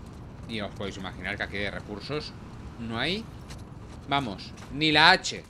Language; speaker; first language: Spanish; native; Spanish